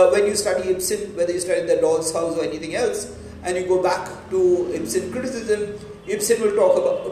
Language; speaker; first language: English; non-native, local second language; Marathi